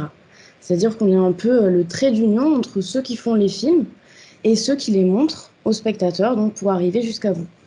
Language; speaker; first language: French; native; French